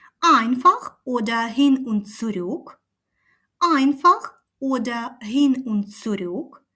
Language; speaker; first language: German; non-native, fluent; Ukrainian